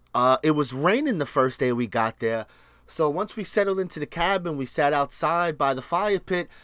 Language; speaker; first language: English; early bilingual, other home language; Spanish